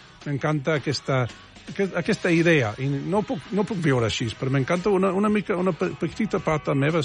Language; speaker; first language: Catalan; non-native, fluent; English